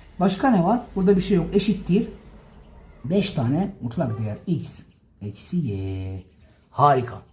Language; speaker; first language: Turkish; native; Turkish